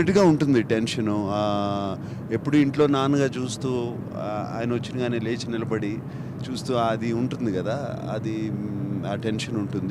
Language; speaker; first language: Telugu; native; Telugu